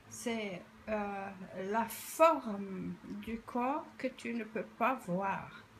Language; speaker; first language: French; non-native, fluent; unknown